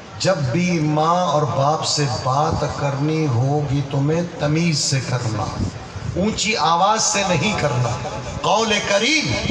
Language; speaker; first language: Urdu; non-native, local second language; Punjabi